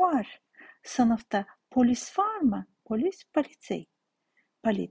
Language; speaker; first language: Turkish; non-native, fluent; Kazakh